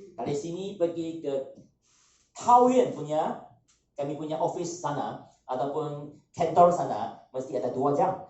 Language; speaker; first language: Malay; non-native, local second language; Chinese